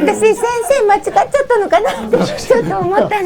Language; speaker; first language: Japanese; native; Japanese